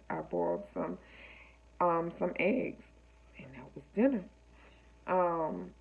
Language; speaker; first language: English; native; English